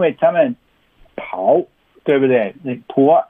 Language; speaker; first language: Chinese; non-native, fluent; English